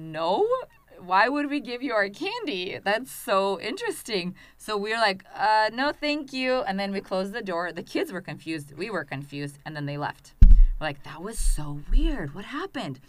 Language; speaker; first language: English; non-native, fluent; Russian